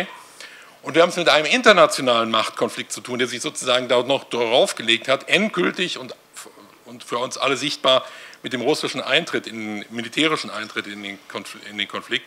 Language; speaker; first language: German; native; German